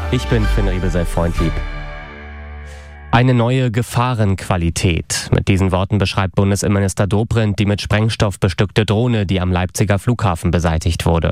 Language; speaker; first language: German; native; German